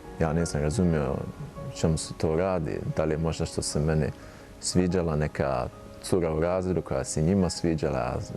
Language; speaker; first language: Bosnian; early bilingual, heritage; Bosnian